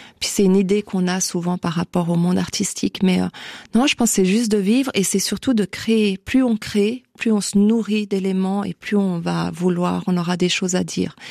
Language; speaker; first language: French; native; French